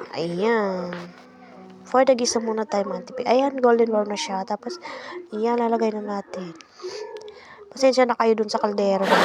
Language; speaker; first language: Filipino; non-native, local second language; Iloko